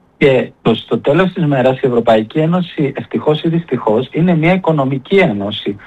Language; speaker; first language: Greek; native; Greek